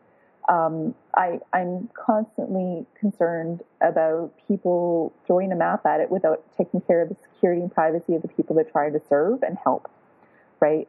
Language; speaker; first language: English; native; English